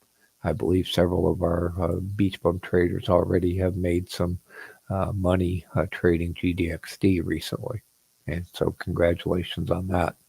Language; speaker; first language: English; native; English